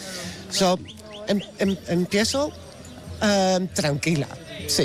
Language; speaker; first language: Spanish; non-native, learner; Dutch